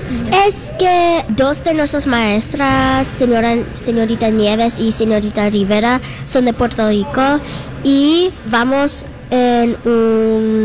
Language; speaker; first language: Spanish; non-native, learner; English